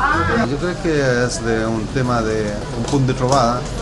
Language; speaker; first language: Catalan; non-native, learner; Spanish